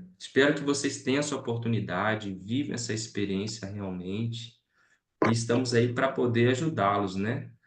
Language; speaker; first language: Portuguese; native; Portuguese